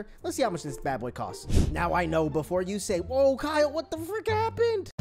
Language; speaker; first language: English; native; English